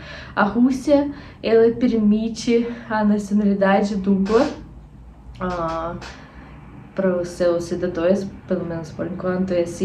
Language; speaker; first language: Portuguese; non-native, fluent; Russian